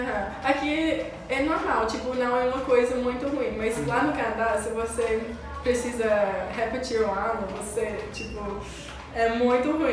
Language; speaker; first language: Portuguese; non-native, learner; English